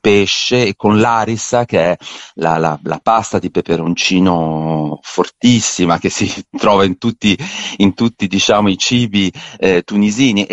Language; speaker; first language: Italian; native; Italian